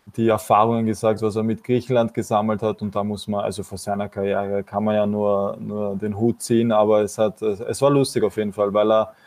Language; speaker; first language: German; native; German